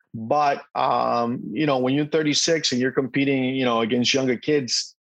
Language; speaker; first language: English; non-native, fluent; Spanish